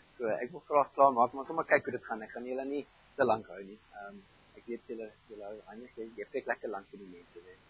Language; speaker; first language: Afrikaans; non-native, fluent; German